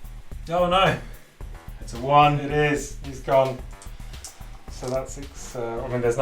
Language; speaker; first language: English; native; English